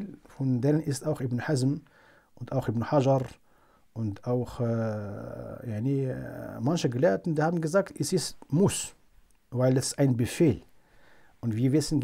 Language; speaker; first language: German; non-native, fluent; Arabic